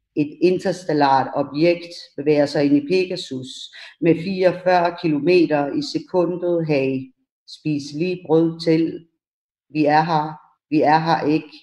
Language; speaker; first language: Danish; early bilingual, other home language; Persian